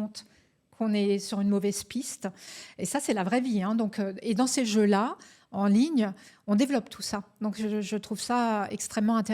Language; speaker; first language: French; native; French